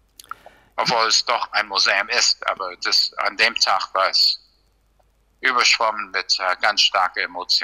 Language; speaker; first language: German; non-native, fluent; English